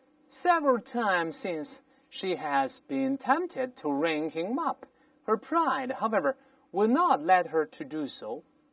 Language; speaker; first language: English; non-native, fluent; Chinese